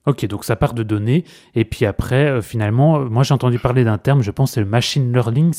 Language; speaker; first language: French; native; French